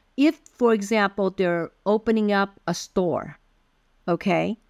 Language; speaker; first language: English; early bilingual, other home language; Min Nan Chinese